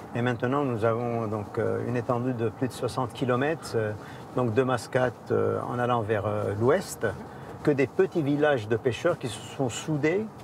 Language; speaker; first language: French; non-native, local second language; Arabic